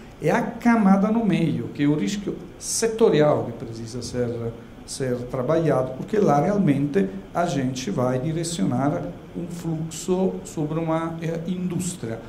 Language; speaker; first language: Portuguese; non-native, fluent; Italian